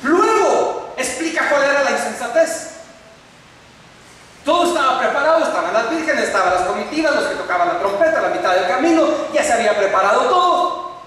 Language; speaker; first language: Spanish; native; Spanish